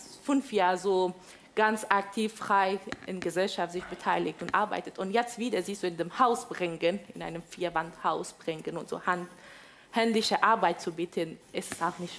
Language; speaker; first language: German; non-native, fluent; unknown